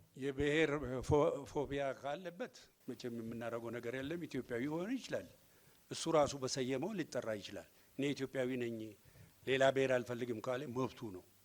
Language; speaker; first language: Amharic; non-native, local second language; Oromo